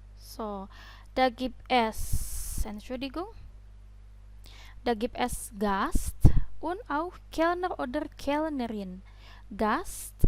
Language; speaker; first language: German; non-native, fluent; Indonesian